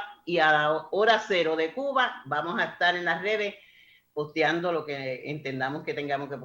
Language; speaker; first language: Spanish; native; Spanish